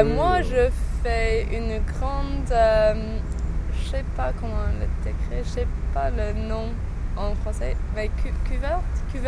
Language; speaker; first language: French; non-native, learner; English